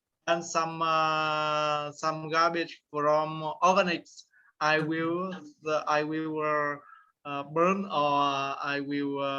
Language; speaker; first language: English; non-native, learner; Vietnamese